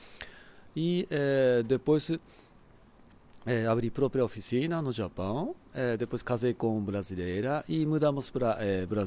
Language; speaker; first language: Portuguese; non-native, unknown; Japanese